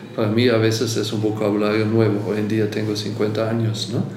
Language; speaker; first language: Spanish; non-native, fluent; German